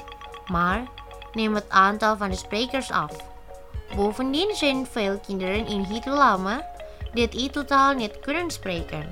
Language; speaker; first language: Dutch; non-native, learner; Indonesian